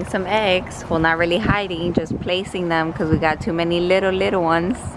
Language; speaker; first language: English; native; English